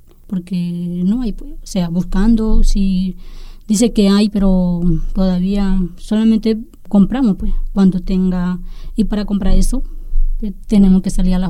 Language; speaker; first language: Spanish; non-native, local second language; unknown